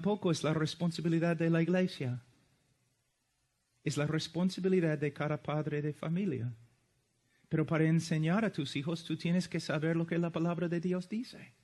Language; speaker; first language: Spanish; non-native, fluent; English